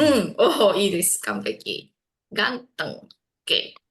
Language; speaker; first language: Japanese; non-native, fluent; Indonesian